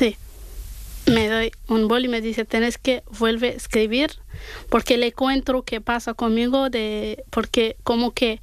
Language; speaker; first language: Spanish; non-native, learner; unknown